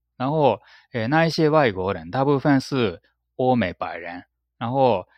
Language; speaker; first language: Chinese; non-native, fluent; Japanese